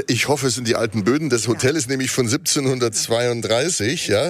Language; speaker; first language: German; native; German